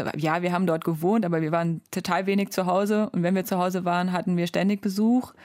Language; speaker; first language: German; native; German